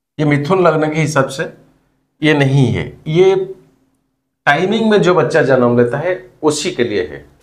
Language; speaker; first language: Hindi; non-native, local second language; Odia